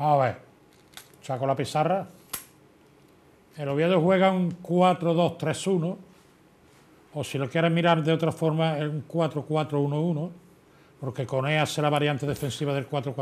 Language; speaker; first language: Spanish; native; Spanish